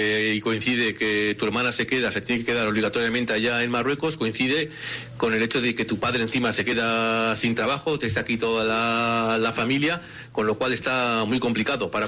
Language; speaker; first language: Spanish; native; Spanish